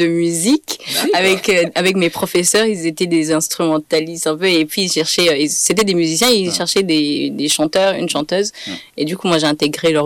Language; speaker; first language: French; non-native, local second language; Rundi